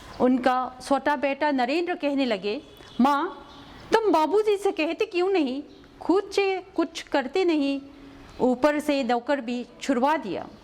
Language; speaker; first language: Hindi; non-native, local second language; Manipuri